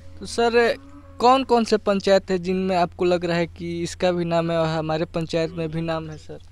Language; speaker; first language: Hindi; native; Hindi